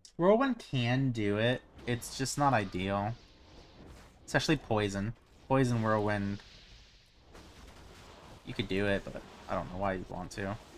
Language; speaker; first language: English; native; English